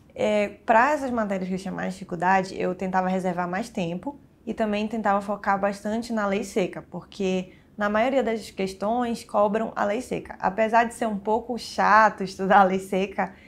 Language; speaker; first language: Portuguese; native; Portuguese